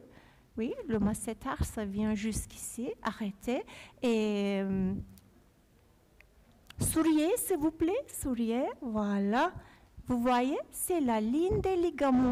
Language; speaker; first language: French; non-native, fluent; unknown